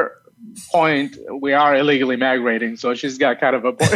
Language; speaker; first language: English; early bilingual, other home language; Arabic